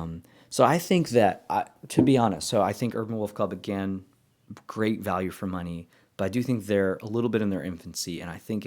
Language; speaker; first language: English; native; English